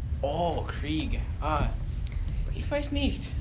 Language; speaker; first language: German; non-native, learner; English